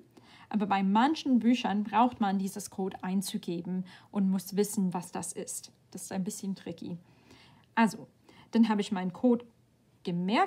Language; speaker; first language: German; non-native, fluent; English